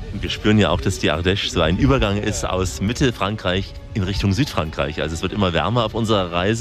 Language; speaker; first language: German; native; German